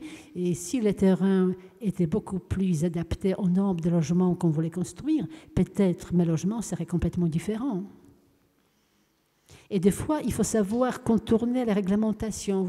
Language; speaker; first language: French; non-native, fluent; Polish